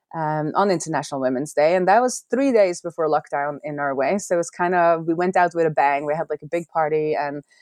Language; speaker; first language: English; non-native, fluent; Norwegian